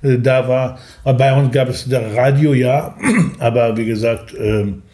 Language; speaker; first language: German; non-native, fluent; Persian